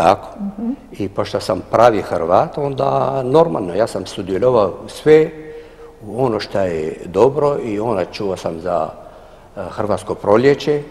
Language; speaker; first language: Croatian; non-native, fluent; Arabic